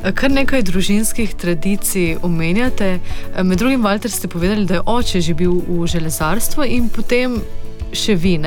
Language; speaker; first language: Slovenian; native; Slovenian